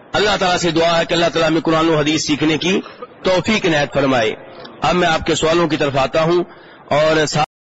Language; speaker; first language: Urdu; native; Urdu